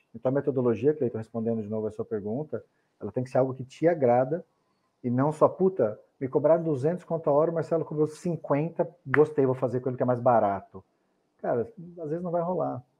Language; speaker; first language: Portuguese; native; Portuguese